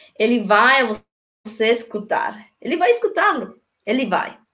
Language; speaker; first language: Portuguese; non-native, learner; Spanish